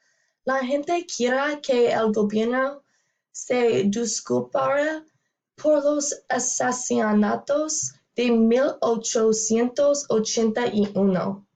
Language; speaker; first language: Spanish; non-native, learner; English